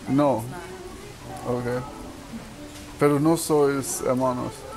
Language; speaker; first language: Spanish; non-native, learner; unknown